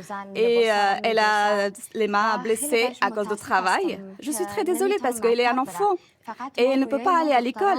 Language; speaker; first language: French; non-native, learner; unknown